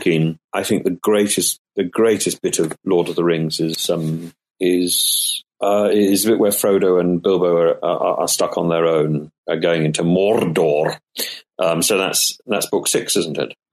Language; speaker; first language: English; native; English